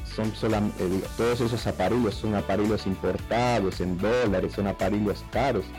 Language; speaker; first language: Portuguese; non-native, learner; Spanish